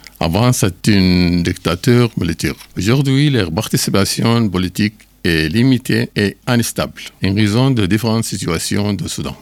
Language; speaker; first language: French; non-native, learner; Arabic